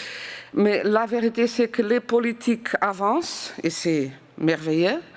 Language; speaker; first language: French; non-native, fluent; Portuguese